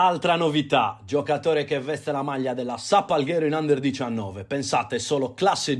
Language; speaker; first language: Italian; native; Italian